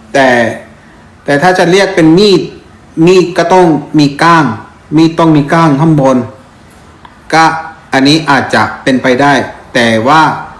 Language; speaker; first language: Thai; non-native, fluent; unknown